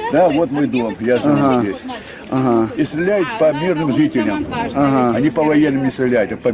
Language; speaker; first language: Russian; native; Russian